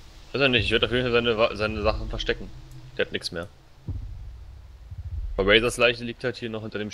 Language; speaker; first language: German; native; German